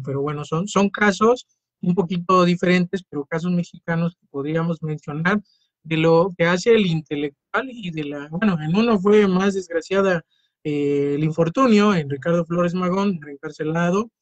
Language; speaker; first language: Spanish; native; Spanish